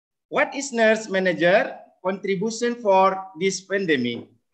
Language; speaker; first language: English; non-native, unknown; Indonesian